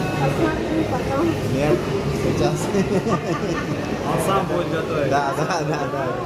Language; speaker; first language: Russian; non-native, fluent; Bangla